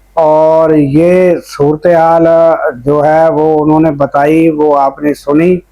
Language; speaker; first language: Urdu; native; Urdu